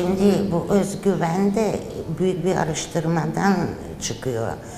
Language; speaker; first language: Turkish; non-native, fluent; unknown